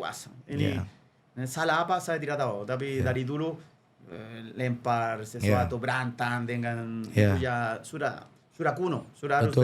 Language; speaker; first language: Indonesian; non-native, fluent; Spanish